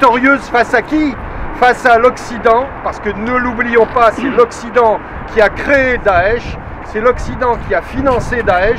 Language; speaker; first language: French; native; French